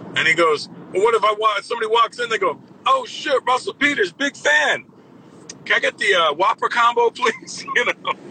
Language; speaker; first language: English; native; English